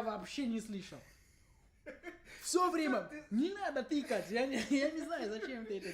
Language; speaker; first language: Russian; non-native, learner; English